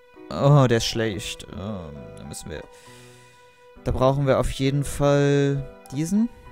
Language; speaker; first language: German; native; German